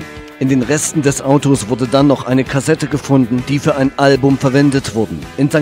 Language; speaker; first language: German; native; German